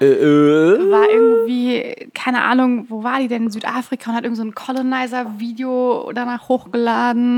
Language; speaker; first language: German; early bilingual, other home language; Persian